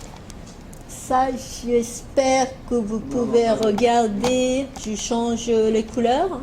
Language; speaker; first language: French; non-native, fluent; Japanese